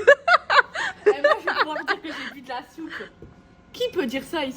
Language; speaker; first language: French; native; French